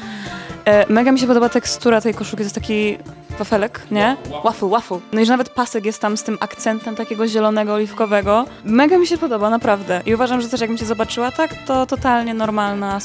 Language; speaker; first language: Polish; native; Polish